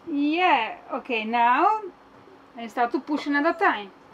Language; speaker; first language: English; non-native, learner; Italian